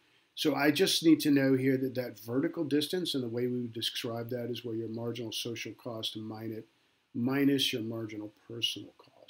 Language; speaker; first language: English; native; English